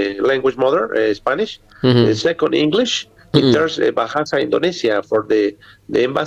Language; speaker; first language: English; non-native, learner; Spanish